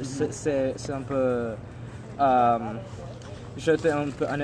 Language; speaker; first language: French; non-native, learner; English